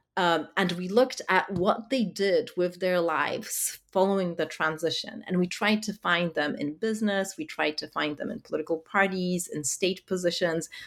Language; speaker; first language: English; early bilingual, other home language; Polish